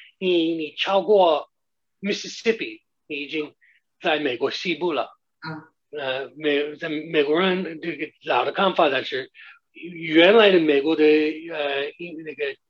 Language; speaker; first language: Chinese; non-native, fluent; English